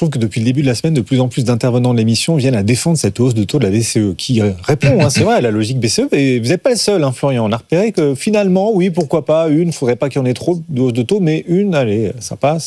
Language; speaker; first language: French; native; French